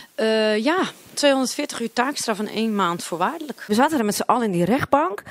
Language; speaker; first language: Dutch; non-native, local second language; Western Frisian